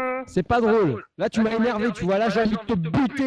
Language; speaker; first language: French; native; French